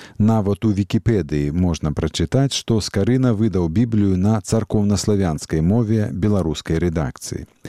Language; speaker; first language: Belarusian; native; Belarusian